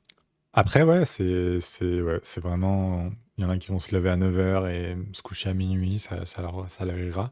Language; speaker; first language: French; native; French